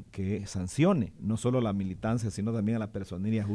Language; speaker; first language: Spanish; native; Spanish